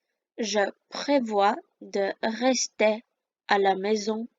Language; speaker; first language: French; non-native, fluent; Armenian